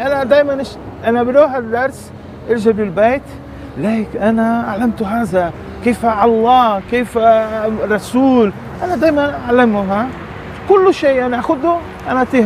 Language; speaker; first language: Arabic; non-native, learner; Portuguese